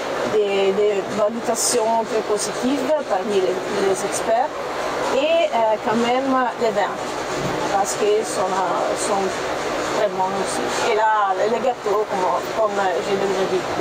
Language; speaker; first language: French; non-native, fluent; Italian